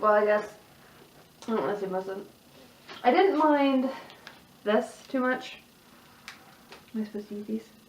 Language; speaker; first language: English; native; English